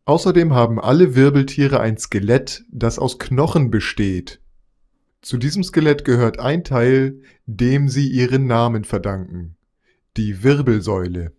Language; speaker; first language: German; native; German